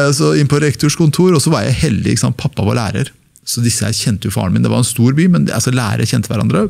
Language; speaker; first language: Norwegian; early bilingual, other home language; Persian